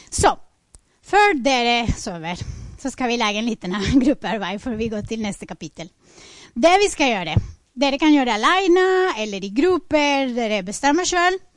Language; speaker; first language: Norwegian; non-native, fluent; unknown